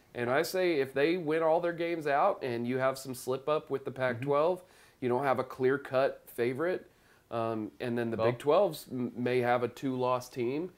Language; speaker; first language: English; native; English